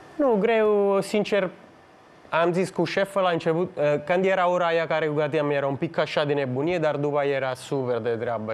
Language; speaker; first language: Romanian; non-native, fluent; Italian